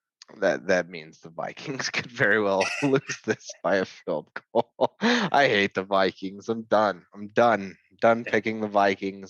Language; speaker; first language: English; native; English